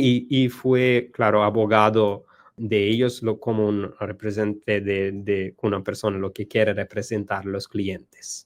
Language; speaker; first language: Spanish; non-native, learner; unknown